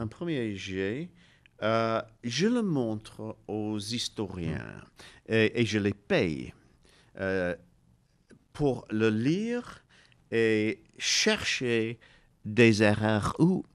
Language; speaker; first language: French; non-native, learner; English